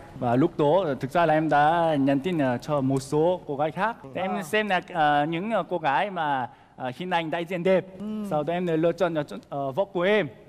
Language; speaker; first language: Vietnamese; non-native, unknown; Korean